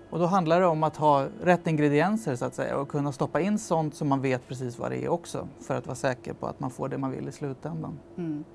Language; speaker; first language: Swedish; native; Swedish